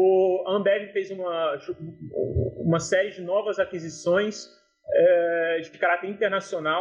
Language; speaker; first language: Portuguese; native; Portuguese